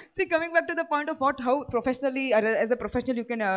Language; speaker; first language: English; non-native, local second language; Gujarati